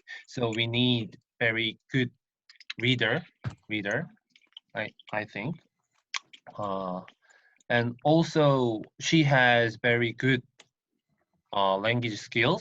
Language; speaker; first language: English; non-native, learner; Korean